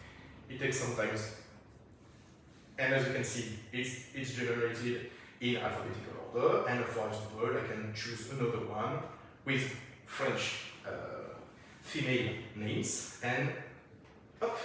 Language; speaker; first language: English; non-native, fluent; French